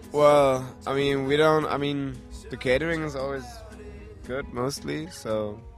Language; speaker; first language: English; non-native, fluent; German